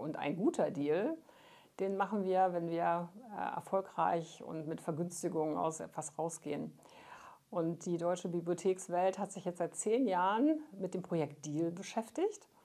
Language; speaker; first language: German; native; German